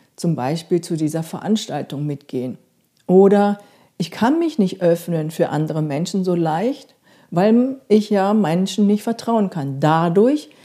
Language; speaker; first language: German; non-native, fluent; Korean